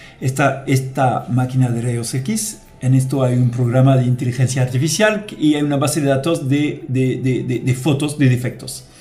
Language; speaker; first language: Spanish; non-native, fluent; French